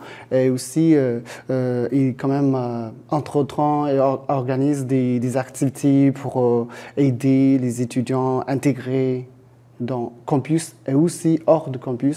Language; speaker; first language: French; non-native, fluent; Chinese